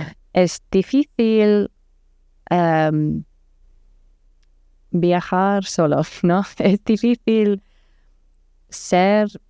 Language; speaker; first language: Spanish; non-native, learner; English